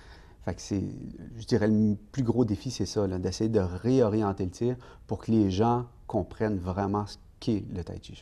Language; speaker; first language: French; native; French